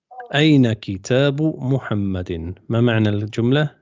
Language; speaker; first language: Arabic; non-native, fluent; English